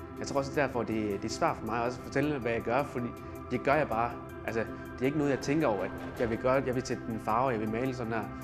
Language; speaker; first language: Danish; early bilingual, other home language; Thai